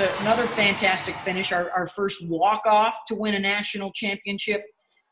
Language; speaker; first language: English; native; English